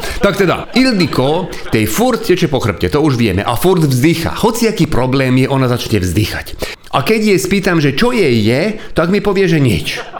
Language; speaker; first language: Slovak; non-native, local second language; Hungarian